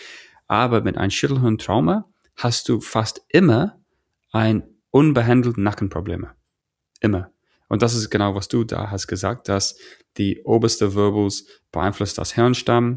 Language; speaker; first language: German; non-native, fluent; English